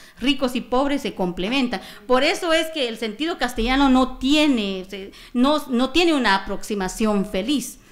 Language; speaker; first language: Spanish; non-native, local second language; Kaqchikel